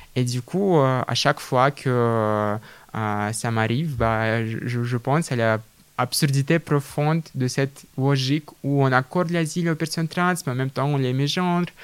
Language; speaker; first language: French; non-native, fluent; Russian